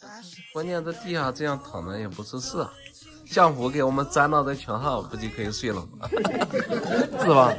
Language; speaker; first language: Chinese; native; Chinese